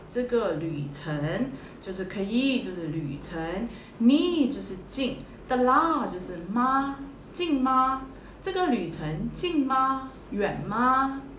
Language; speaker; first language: Chinese; early bilingual, heritage; Chinese